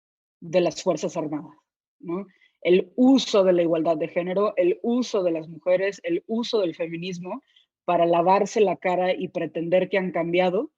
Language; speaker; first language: Spanish; native; Spanish